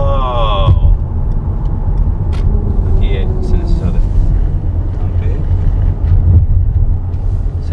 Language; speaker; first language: French; non-native, learner; Spanish